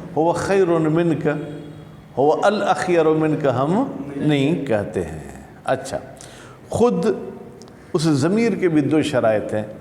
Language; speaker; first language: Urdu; non-native, local second language; Sindhi